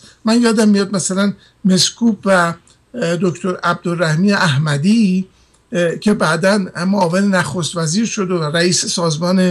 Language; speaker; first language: Persian; native; Persian